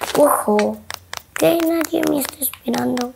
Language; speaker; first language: Spanish; native; Spanish